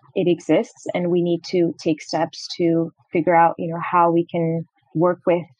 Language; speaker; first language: English; non-native, fluent; Arabic